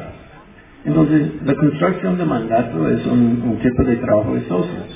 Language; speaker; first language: Spanish; non-native, fluent; English